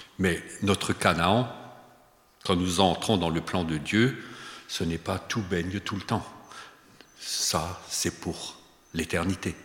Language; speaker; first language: French; native; French